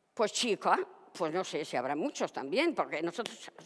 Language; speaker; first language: Basque; non-native, local second language; Spanish